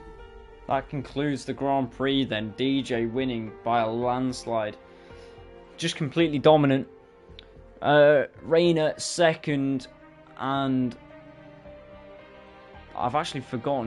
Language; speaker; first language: English; native; English